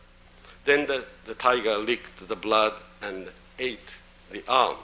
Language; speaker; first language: English; non-native, fluent; Japanese